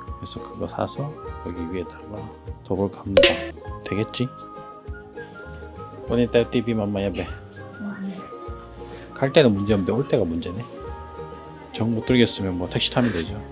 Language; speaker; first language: Korean; native; Korean